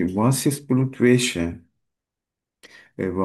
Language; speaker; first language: German; non-native, learner; Turkish